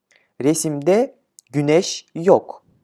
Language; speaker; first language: Turkish; non-native, fluent; Kyrgyz